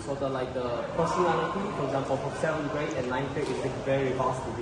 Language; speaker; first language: English; non-native, learner; Indonesian